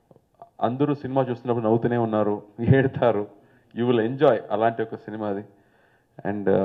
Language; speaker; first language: Telugu; non-native, learner; Tamil